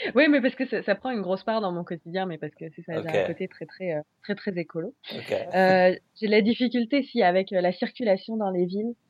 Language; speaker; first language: French; native; French